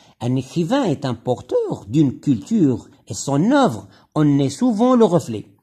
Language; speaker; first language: French; non-native, local second language; Arabic